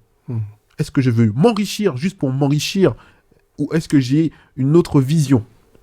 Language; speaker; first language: French; native; French